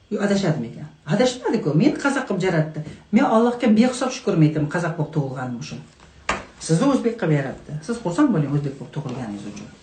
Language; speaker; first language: Uzbek; non-native, local second language; Kazakh